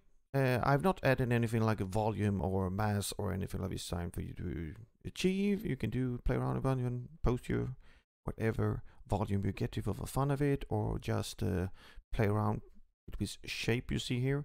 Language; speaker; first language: English; non-native, fluent; Swedish